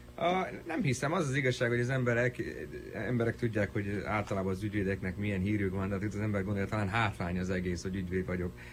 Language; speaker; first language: Hungarian; early bilingual, heritage; Hungarian